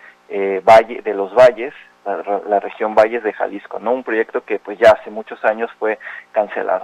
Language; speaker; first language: Spanish; native; Spanish